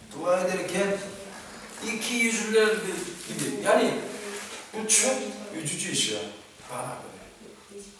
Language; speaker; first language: Turkish; non-native, fluent; Korean